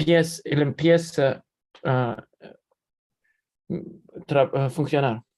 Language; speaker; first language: Spanish; non-native, learner; Russian